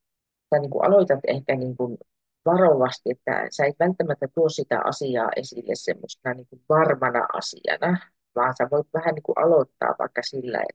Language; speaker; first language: Finnish; native; Finnish